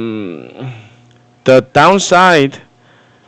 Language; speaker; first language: English; non-native, fluent; Korean